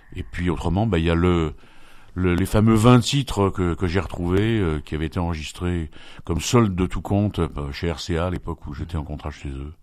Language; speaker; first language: French; native; French